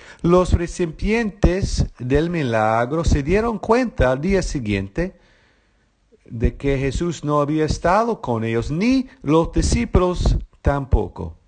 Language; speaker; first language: Spanish; non-native, fluent; English